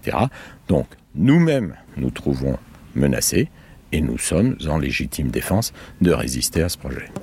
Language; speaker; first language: French; native; French